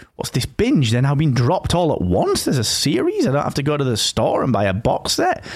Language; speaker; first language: English; native; English